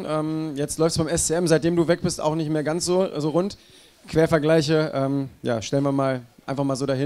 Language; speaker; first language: German; native; German